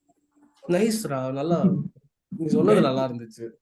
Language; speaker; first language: Tamil; native; Tamil